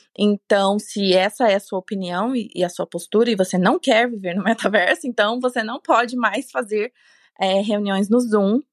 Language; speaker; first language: Portuguese; native; Portuguese